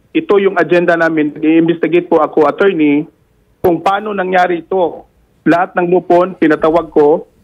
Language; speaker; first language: Filipino; non-native, local second language; Cebuano